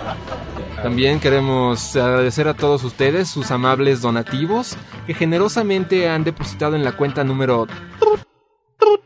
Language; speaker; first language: Spanish; native; Spanish